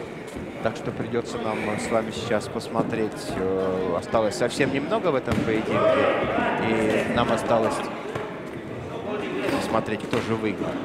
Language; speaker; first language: Russian; native; Russian